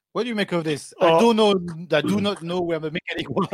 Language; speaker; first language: English; non-native, fluent; French